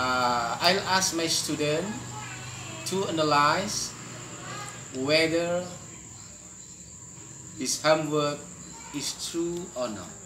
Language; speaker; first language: English; non-native, fluent; Indonesian